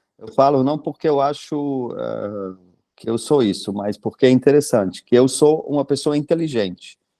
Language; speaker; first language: Portuguese; non-native, fluent; German